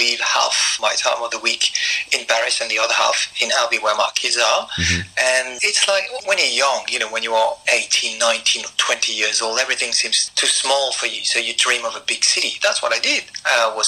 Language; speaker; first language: English; non-native, fluent; French